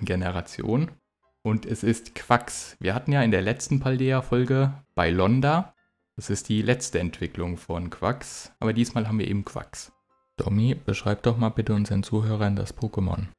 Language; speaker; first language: German; native; German